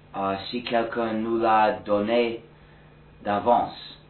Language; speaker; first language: French; non-native, fluent; English